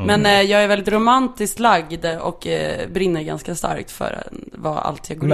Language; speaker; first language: Swedish; native; Swedish